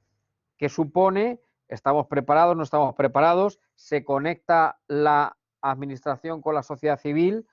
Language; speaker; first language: Spanish; native; Spanish